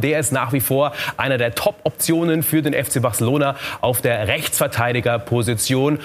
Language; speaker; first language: German; native; German